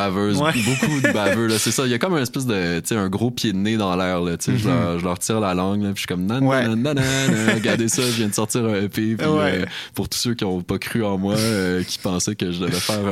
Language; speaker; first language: French; native; French